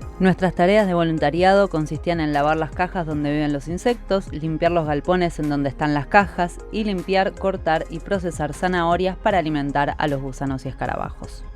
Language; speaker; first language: Spanish; native; Spanish